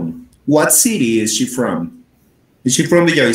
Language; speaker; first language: English; non-native, fluent; Spanish